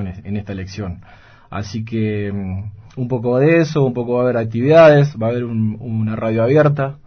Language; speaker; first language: Spanish; native; Spanish